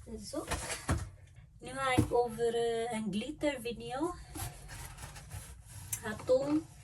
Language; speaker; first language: Dutch; non-native, fluent; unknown